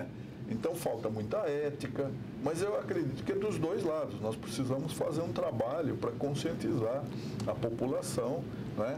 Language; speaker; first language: Portuguese; native; Portuguese